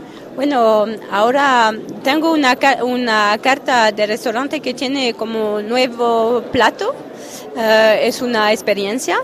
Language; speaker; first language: Spanish; non-native, fluent; French